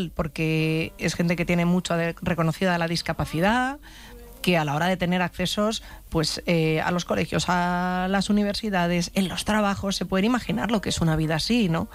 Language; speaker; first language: Spanish; native; Spanish